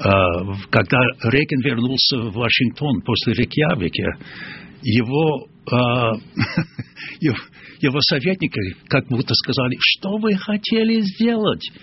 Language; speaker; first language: Russian; non-native, fluent; English